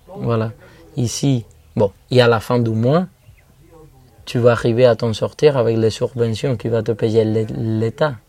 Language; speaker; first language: French; non-native, fluent; Spanish